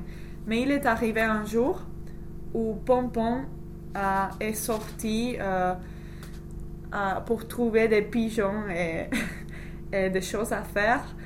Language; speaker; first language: French; non-native, learner; English